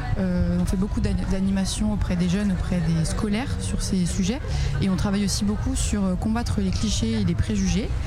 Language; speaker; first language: French; native; French